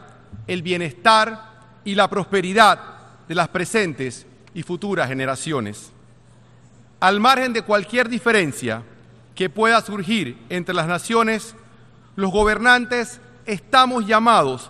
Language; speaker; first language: Spanish; native; Spanish